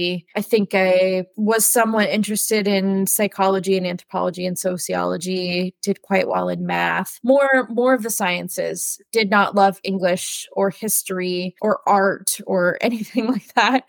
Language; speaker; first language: English; native; English